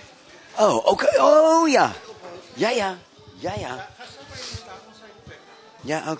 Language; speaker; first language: Dutch; native; Dutch